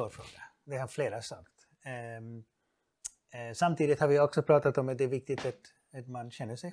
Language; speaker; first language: Swedish; non-native, fluent; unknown